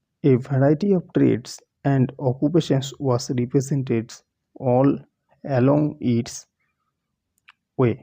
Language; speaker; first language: English; non-native, local second language; Bangla